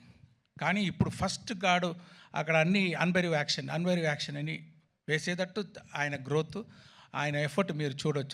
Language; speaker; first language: Telugu; non-native, fluent; Tamil